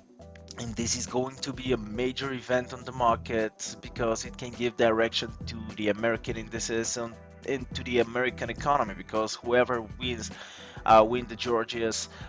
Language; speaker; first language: English; non-native, fluent; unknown